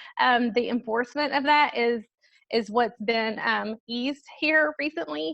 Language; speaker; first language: English; native; English